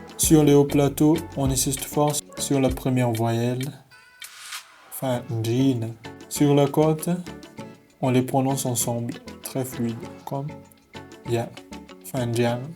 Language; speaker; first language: French; non-native, local second language; Malagasy